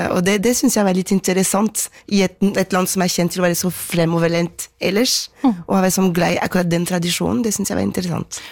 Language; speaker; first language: Norwegian; non-native, fluent; French